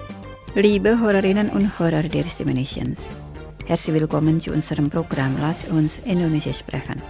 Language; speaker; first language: German; non-native, fluent; Indonesian